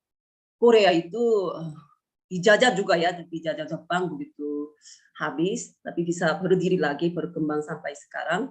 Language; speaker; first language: Indonesian; non-native, fluent; Korean